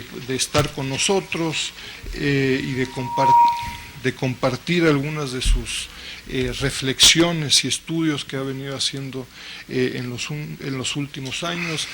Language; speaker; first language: Spanish; native; Spanish